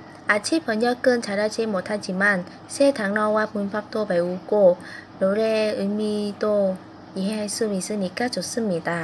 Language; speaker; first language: Korean; non-native, fluent; Vietnamese